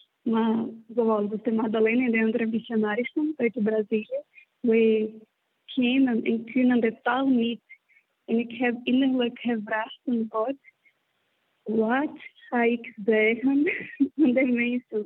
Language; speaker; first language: Dutch; non-native, learner; Portuguese